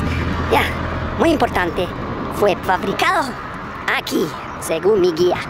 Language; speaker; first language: Spanish; non-native, learner; English